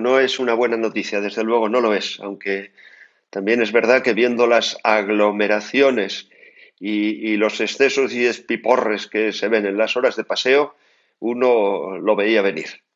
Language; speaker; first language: Spanish; native; Spanish